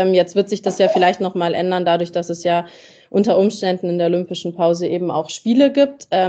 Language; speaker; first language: German; native; German